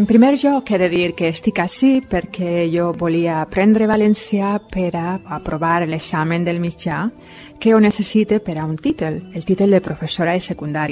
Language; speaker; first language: Catalan; non-native, learner; Spanish